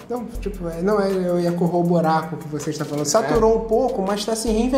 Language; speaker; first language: Portuguese; native; Portuguese